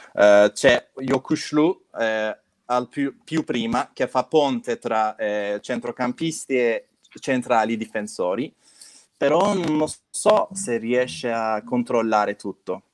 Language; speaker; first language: Italian; non-native, fluent; Turkish